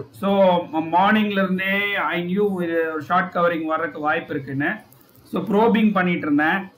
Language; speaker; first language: Tamil; native; Tamil